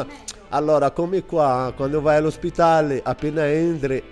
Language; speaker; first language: Italian; non-native, learner; Arabic